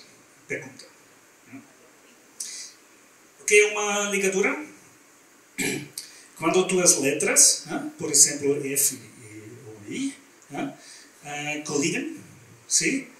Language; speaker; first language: Portuguese; non-native, learner; German